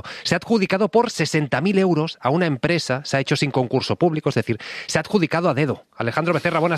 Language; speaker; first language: Spanish; native; Spanish